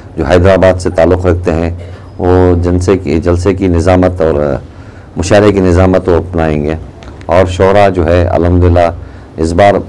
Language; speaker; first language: Urdu; native; Urdu